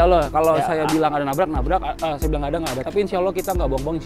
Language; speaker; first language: Indonesian; native; Indonesian